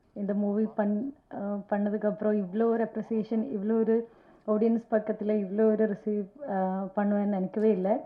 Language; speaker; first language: Tamil; non-native, learner; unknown